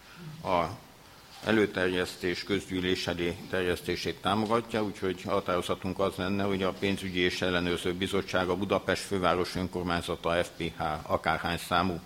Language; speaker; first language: Hungarian; native; Hungarian